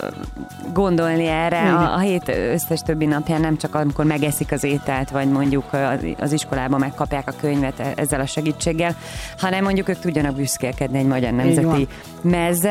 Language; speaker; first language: Hungarian; native; Hungarian